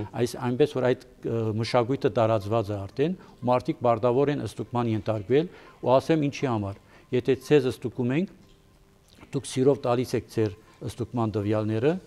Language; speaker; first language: Armenian; early bilingual, heritage; Armenian